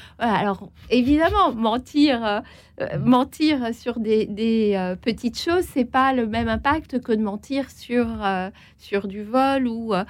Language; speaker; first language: French; native; French